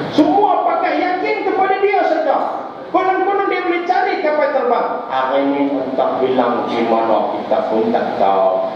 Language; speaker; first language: Malay; non-native, local second language; Tamil